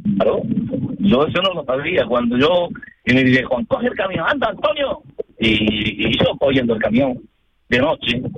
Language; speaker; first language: Spanish; early bilingual, other home language; Arabic